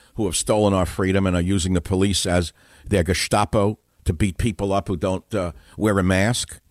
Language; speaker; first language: English; native; English